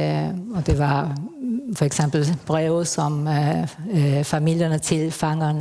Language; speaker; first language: Danish; non-native, fluent; Spanish